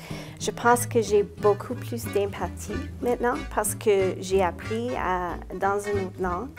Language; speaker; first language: French; non-native, local second language; English